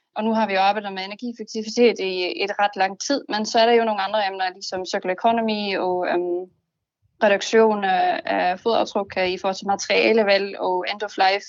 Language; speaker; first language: Danish; non-native, fluent; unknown